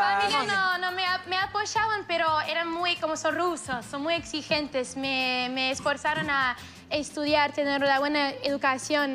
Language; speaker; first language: Spanish; non-native, fluent; Russian